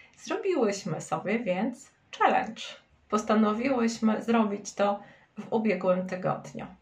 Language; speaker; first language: Polish; native; Polish